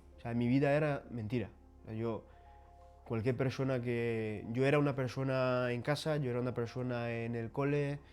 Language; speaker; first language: Spanish; early bilingual, other home language; Portuguese